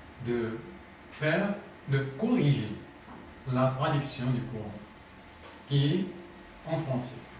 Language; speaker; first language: French; non-native, fluent; Arabic